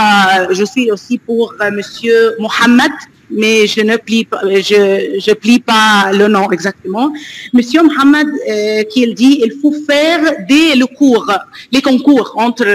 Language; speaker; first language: French; non-native, fluent; Arabic